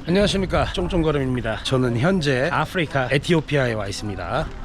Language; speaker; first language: Korean; native; Korean